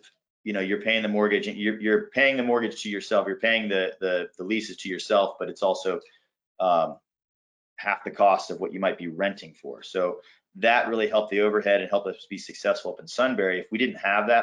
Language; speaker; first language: English; native; English